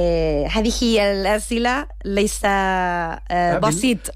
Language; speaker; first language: Arabic; non-native, learner; Spanish